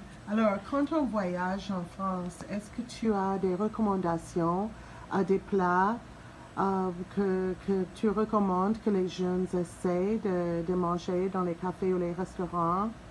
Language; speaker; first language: French; non-native, fluent; English